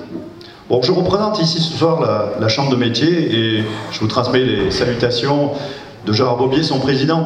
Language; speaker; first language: French; native; French